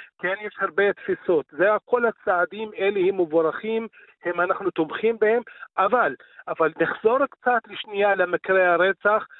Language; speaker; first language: Hebrew; non-native, local second language; Arabic